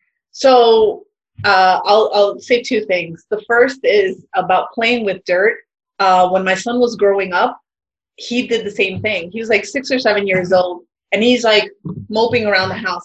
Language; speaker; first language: English; early bilingual, other home language; Spanish